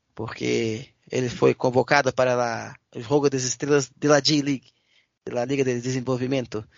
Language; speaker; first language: Spanish; non-native, learner; Portuguese